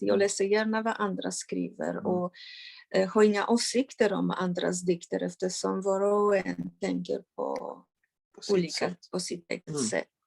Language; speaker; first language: Swedish; non-native, fluent; Polish